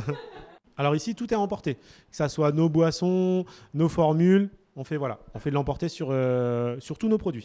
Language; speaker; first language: French; native; French